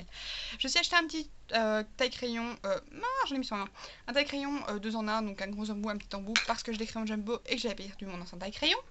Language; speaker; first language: French; native; French